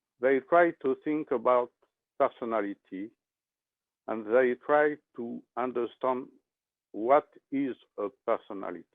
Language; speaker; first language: English; non-native, learner; French